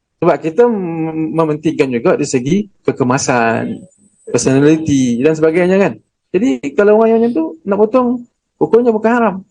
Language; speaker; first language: Malay; native; Malay